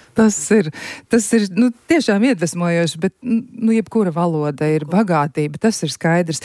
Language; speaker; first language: Latvian; native; Latvian